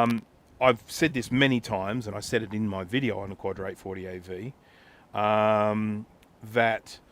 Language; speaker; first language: English; native; English